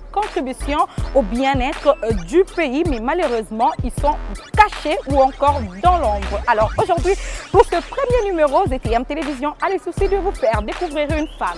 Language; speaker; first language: French; non-native, local second language; Lingala